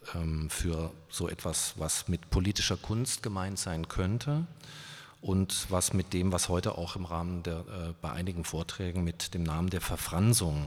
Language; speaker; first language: German; native; German